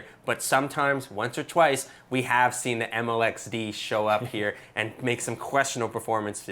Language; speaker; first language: English; native; English